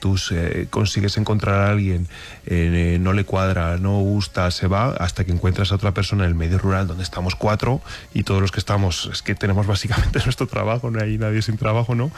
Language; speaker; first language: Spanish; native; Spanish